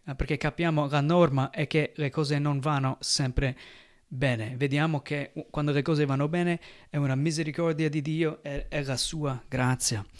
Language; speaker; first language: Italian; non-native, fluent; English